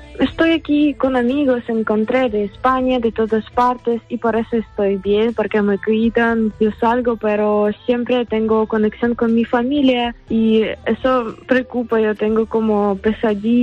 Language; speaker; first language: Spanish; non-native, learner; Ukrainian